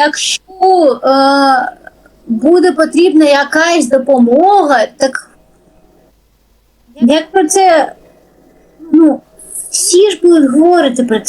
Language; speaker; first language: Ukrainian; non-native, learner; Russian